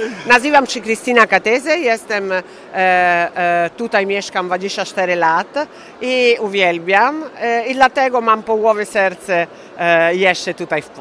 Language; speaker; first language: Polish; non-native, learner; Italian